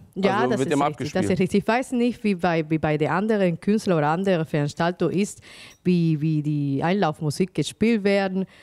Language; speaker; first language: German; non-native, fluent; Spanish